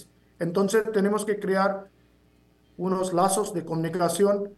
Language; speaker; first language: Spanish; non-native, fluent; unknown